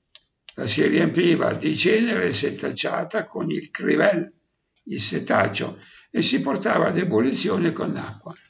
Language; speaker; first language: Italian; native; Italian